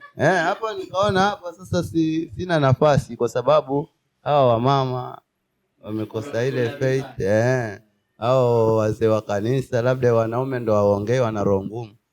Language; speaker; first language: Swahili; native; Swahili